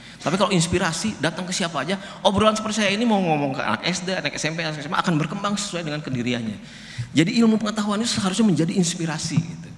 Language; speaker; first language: Indonesian; non-native, local second language; Sundanese